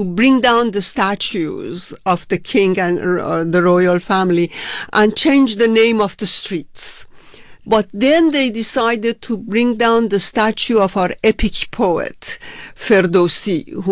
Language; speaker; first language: English; non-native, fluent; Persian